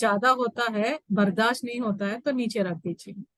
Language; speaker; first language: Hindi; native; Hindi